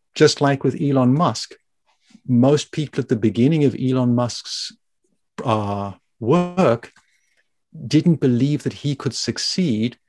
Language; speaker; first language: English; native; English